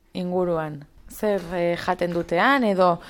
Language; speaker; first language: Basque; non-native, local second language; Spanish